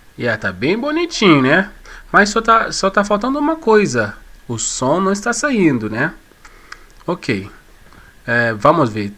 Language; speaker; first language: Portuguese; non-native, fluent; Haitian Creole